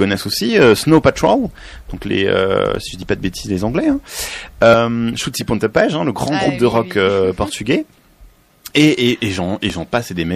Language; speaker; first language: French; native; French